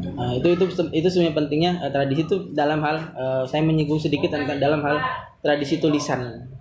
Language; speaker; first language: Indonesian; non-native, local second language; Madurese